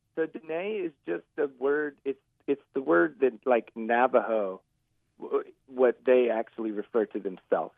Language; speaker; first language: English; native; English